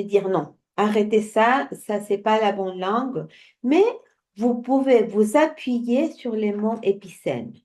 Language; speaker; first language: French; non-native, fluent; Spanish